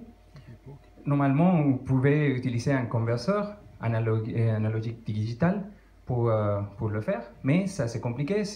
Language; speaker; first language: French; non-native, fluent; Spanish